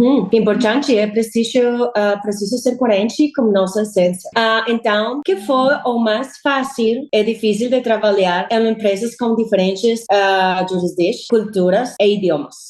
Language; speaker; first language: Portuguese; non-native, learner; Spanish